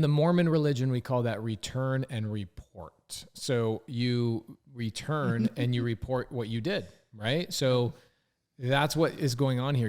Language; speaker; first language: English; native; English